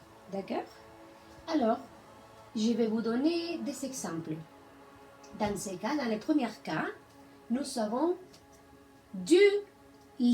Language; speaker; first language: French; non-native, learner; Spanish